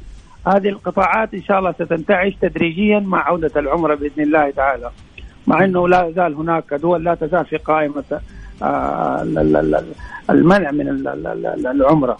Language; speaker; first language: Arabic; native; Arabic